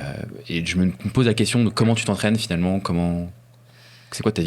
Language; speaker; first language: French; native; French